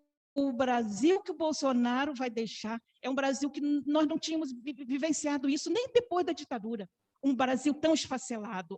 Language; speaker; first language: Portuguese; native; Portuguese